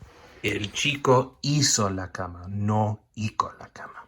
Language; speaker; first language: Spanish; non-native, fluent; English